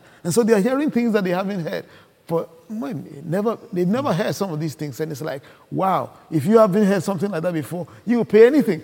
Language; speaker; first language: English; non-native, local second language; Akan